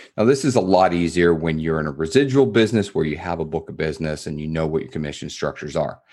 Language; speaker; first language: English; native; English